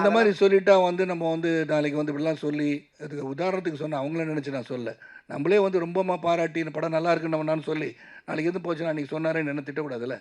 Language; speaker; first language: Tamil; native; Tamil